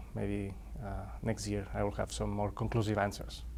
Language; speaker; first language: English; non-native, fluent; Spanish